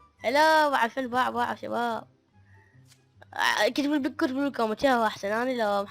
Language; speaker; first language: Arabic; native; Arabic